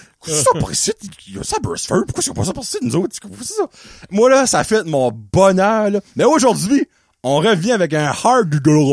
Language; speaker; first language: French; native; French